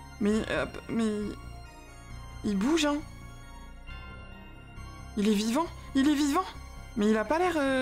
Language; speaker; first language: French; native; French